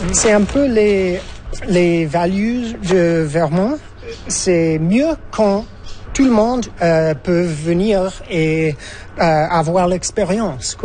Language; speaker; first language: French; non-native, fluent; English